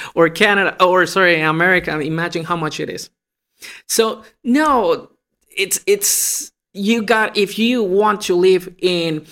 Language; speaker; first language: English; non-native, fluent; Spanish